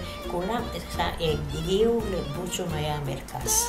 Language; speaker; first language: Hebrew; non-native, fluent; Yiddish